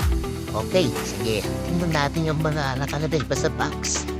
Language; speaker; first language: Filipino; native; Filipino